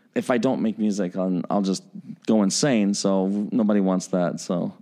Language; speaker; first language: English; native; English